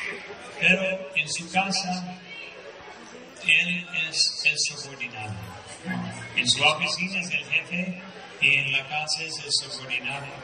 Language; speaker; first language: Spanish; non-native, fluent; Portuguese